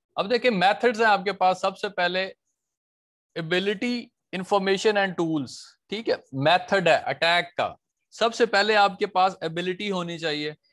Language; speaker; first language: Urdu; non-native, local second language; Punjabi